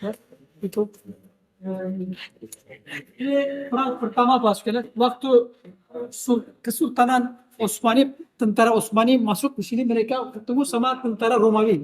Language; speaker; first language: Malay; non-native, fluent; Turkish